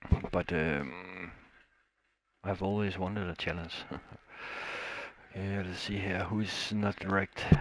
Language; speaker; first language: English; non-native, fluent; Danish